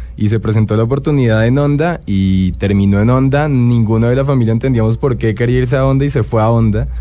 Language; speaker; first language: Spanish; native; Spanish